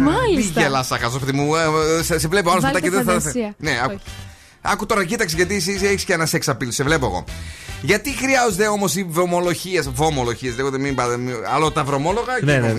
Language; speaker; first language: Greek; native; Greek